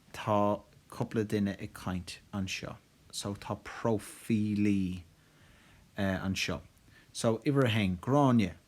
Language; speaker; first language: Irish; non-native, local second language; English